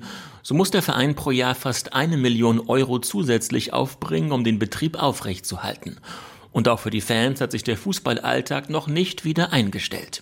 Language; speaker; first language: German; native; German